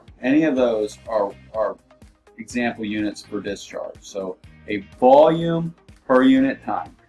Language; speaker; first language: English; native; English